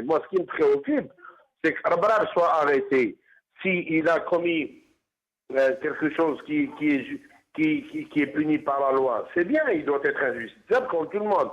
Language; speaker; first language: French; non-native, local second language; Kabyle